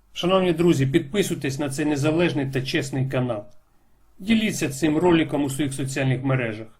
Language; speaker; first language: Ukrainian; non-native, local second language; Russian